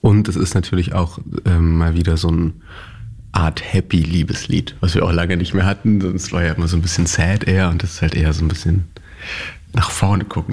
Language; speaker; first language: German; native; German